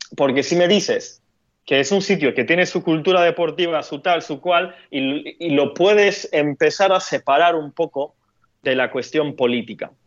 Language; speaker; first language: Spanish; non-native, fluent; Turkish